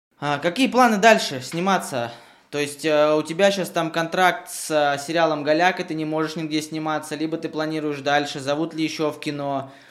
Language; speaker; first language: Russian; native; Russian